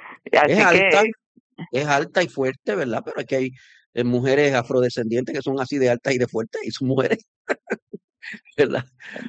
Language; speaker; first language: Spanish; native; Spanish